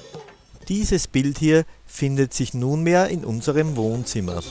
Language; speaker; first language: German; native; German